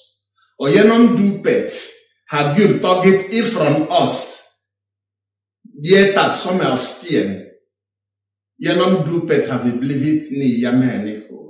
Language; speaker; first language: Swedish; non-native, fluent; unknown